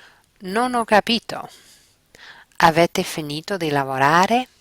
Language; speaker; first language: Italian; non-native, fluent; English